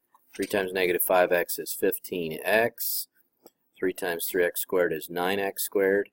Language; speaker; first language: English; native; English